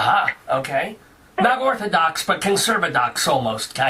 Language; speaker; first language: English; native; English